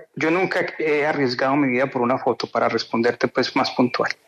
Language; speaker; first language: Spanish; native; Spanish